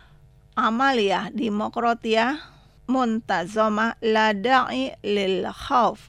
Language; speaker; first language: Arabic; non-native, fluent; Indonesian